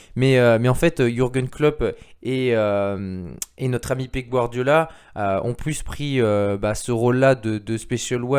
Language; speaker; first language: French; native; French